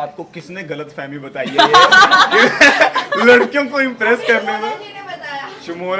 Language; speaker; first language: Hindi; native; Hindi